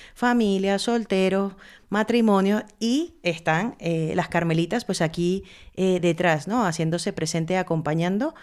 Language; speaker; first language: Spanish; native; Spanish